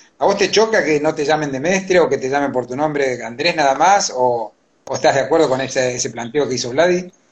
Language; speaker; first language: Spanish; native; Spanish